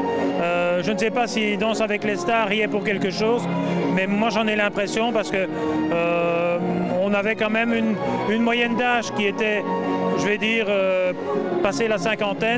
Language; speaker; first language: French; native; French